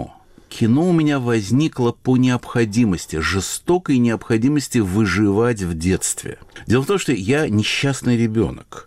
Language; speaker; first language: Russian; native; Russian